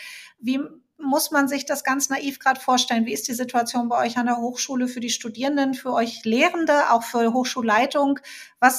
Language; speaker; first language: German; native; German